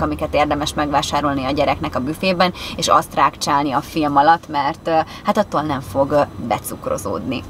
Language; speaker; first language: Hungarian; native; Hungarian